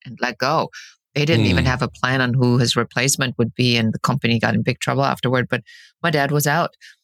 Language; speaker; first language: English; non-native, fluent; German